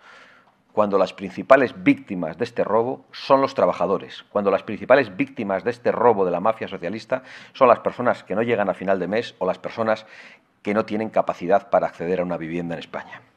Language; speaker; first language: Spanish; native; Spanish